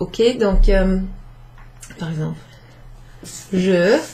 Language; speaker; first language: French; non-native, fluent; English